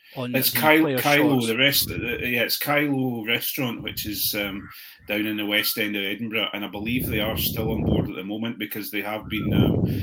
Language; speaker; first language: English; native; English